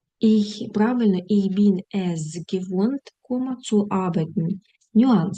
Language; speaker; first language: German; non-native, fluent; Ukrainian